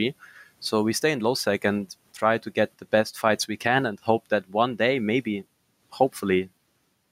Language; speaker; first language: English; non-native, fluent; German